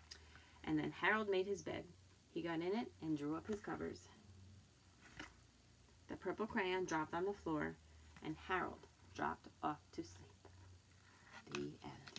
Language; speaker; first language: English; native; English